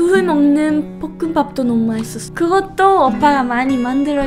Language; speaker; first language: Korean; non-native, fluent; Japanese